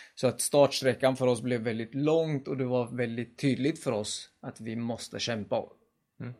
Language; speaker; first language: Swedish; early bilingual, other home language; Kurdish